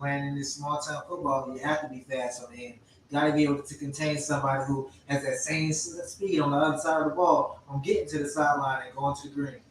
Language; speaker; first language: English; native; English